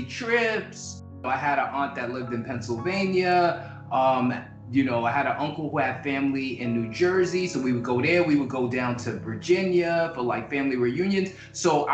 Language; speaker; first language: English; native; English